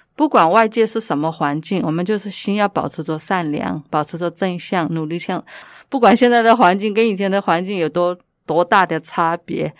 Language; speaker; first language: Chinese; early bilingual, heritage; Chinese